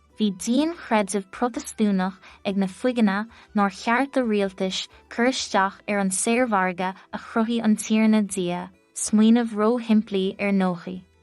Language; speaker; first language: Irish; native; Irish